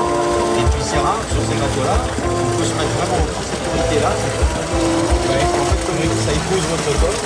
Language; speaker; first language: French; native; French